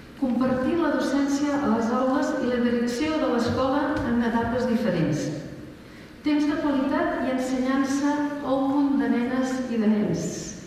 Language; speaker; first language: Catalan; native; Catalan